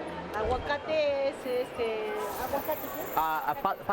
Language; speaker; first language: Spanish; native; Spanish